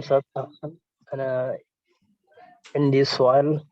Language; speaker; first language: Arabic; non-native, learner; Indonesian